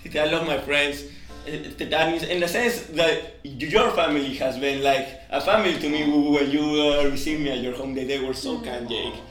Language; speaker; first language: English; non-native, fluent; Spanish